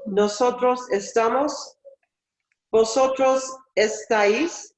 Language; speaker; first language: Spanish; non-native, learner; English